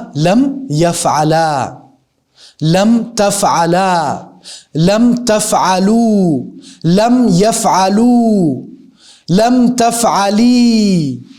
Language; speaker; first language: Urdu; native; Urdu